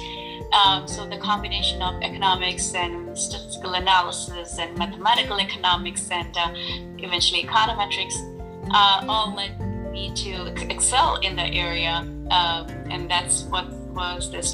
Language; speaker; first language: English; non-native, local second language; Urdu